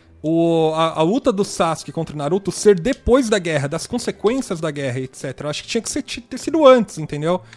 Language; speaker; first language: Portuguese; native; Portuguese